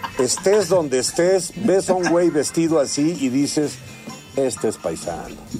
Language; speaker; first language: Spanish; early bilingual, heritage; Spanish